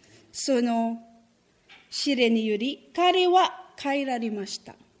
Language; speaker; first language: Japanese; non-native, fluent; Filipino